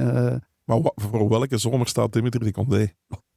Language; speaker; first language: Dutch; native; Dutch